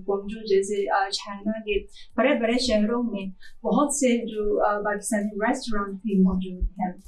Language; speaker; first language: Hindi; non-native, fluent; Chinese